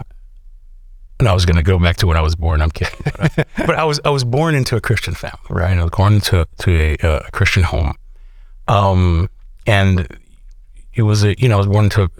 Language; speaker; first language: English; native; English